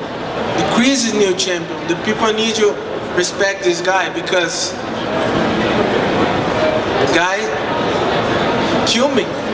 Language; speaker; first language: English; non-native, learner; Portuguese